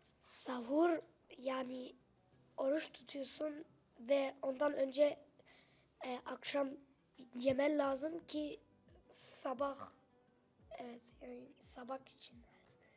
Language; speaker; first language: Turkish; early bilingual, other home language; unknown